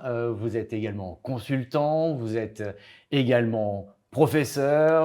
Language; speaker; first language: French; native; French